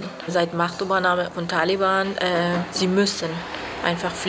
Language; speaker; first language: German; non-native, learner; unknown